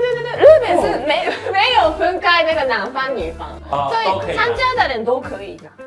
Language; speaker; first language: Chinese; non-native, fluent; Japanese